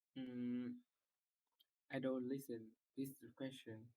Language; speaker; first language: English; non-native, learner; Vietnamese